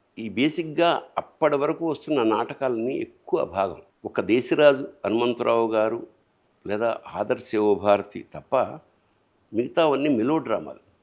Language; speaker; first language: Telugu; native; Telugu